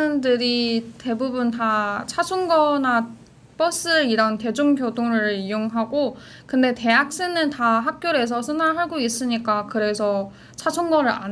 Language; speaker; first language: Korean; non-native, fluent; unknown